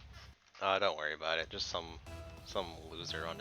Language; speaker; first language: English; native; English